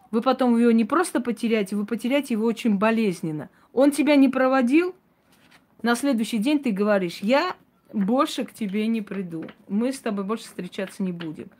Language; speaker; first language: Russian; non-native, local second language; Armenian